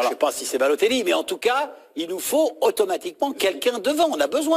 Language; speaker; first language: French; native; French